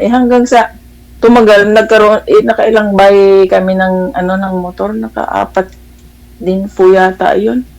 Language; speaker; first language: Filipino; non-native, local second language; Iloko